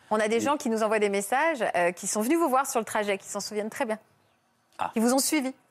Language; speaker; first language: French; native; French